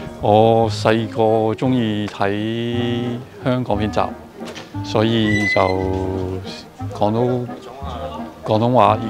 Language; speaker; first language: Cantonese; non-native, fluent; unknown